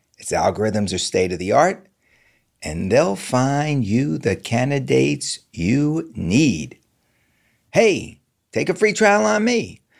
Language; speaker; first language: English; native; English